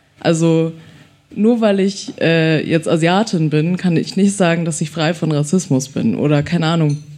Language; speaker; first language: German; early bilingual, other home language; Chinese